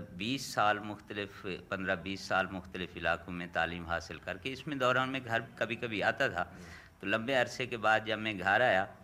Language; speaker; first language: Urdu; non-native, local second language; Saraiki